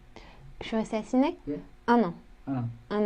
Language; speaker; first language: French; early bilingual, other home language; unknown